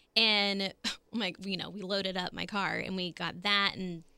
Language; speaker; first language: English; native; English